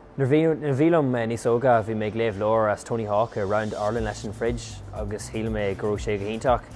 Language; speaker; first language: Irish; non-native, local second language; English